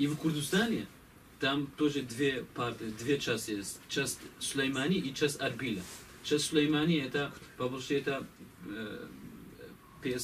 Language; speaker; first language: Russian; non-native, learner; Kurdish